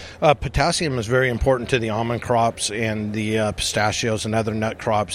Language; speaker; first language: English; native; English